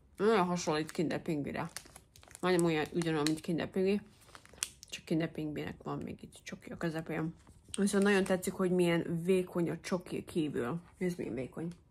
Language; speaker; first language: Hungarian; early bilingual, heritage; Hungarian